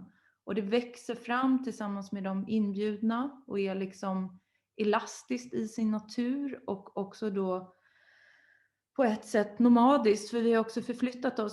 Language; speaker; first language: Swedish; native; Swedish